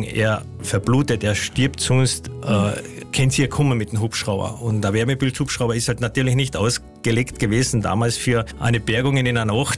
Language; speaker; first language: German; native; German